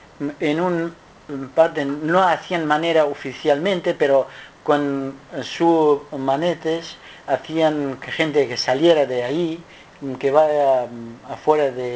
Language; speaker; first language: Spanish; non-native, learner; Kurdish